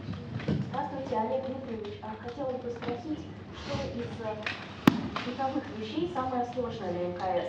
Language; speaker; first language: Russian; native; Russian